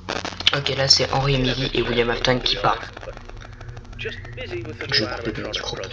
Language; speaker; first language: French; native; French